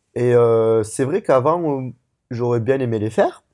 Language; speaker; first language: French; native; French